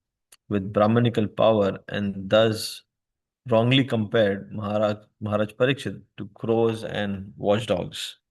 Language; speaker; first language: English; non-native, local second language; Hindi